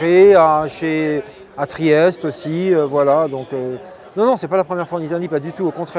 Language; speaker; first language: French; non-native, local second language; Arabic